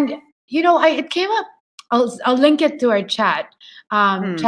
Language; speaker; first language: English; non-native, local second language; Filipino